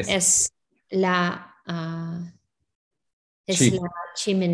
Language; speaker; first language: Spanish; non-native, learner; English